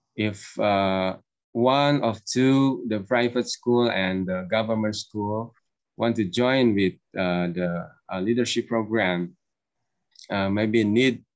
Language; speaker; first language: English; non-native, learner; Indonesian